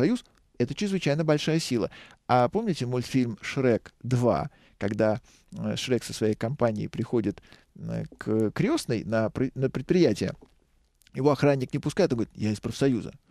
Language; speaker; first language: Russian; native; Russian